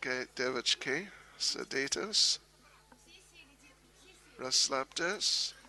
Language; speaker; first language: Russian; non-native, learner; English